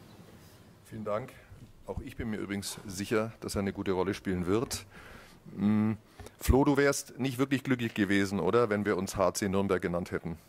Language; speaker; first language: German; native; German